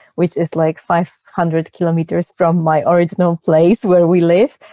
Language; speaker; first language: English; non-native, fluent; Polish